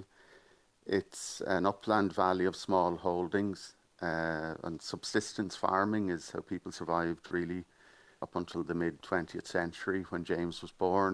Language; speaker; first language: English; native; English